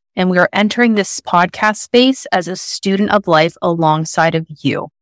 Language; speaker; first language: English; native; English